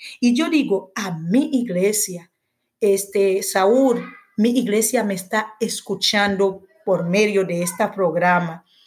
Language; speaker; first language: Spanish; non-native, fluent; Haitian Creole